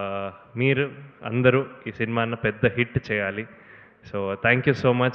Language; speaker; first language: Telugu; non-native, learner; Kannada